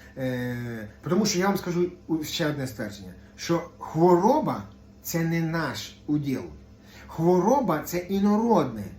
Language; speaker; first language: Ukrainian; non-native, local second language; Russian